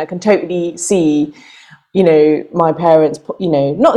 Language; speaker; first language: English; native; English